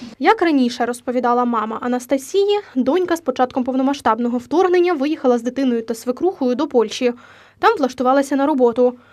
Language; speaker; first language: Ukrainian; native; Ukrainian